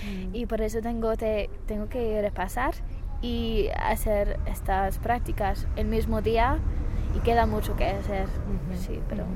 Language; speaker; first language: Spanish; non-native, fluent; English